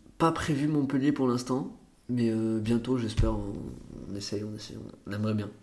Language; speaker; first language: French; early bilingual, other home language; Portuguese